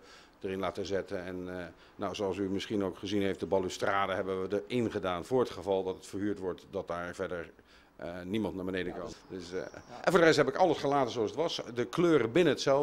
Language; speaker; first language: Dutch; native; Dutch